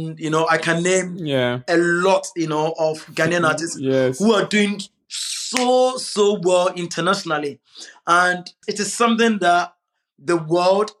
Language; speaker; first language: English; non-native, local second language; Akan